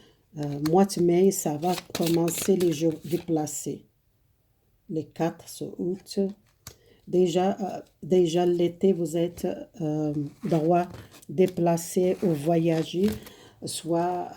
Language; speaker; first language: French; non-native, fluent; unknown